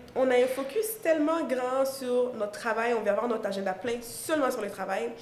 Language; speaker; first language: French; non-native, local second language; Mossi